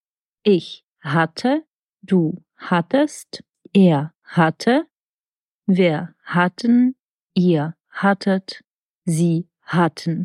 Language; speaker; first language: German; non-native, fluent; Czech